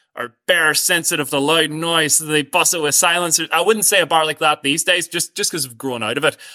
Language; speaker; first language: English; native; English